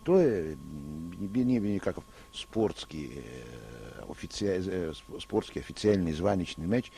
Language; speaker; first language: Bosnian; non-native, learner; Russian